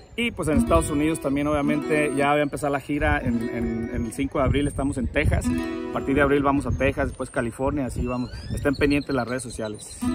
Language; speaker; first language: Spanish; native; Spanish